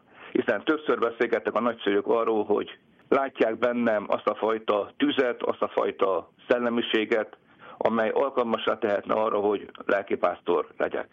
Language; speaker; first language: Hungarian; native; Hungarian